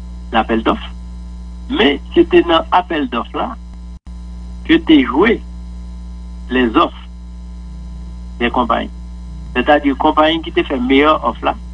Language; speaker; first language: French; non-native, local second language; Haitian Creole